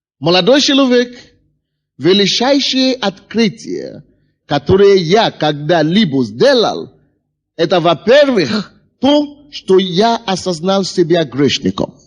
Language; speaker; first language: Russian; non-native, fluent; Yoruba